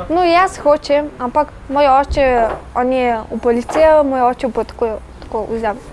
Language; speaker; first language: Russian; non-native, learner; Mongolian